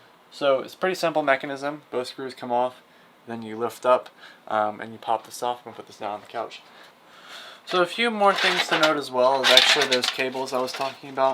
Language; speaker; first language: English; native; English